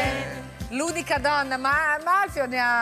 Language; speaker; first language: Italian; native; Italian